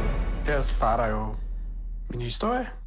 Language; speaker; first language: Danish; non-native, learner; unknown